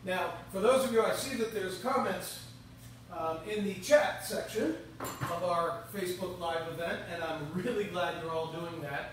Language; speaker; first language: English; native; English